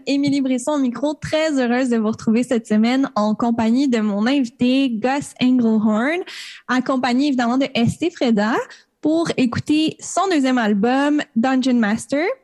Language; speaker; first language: French; native; French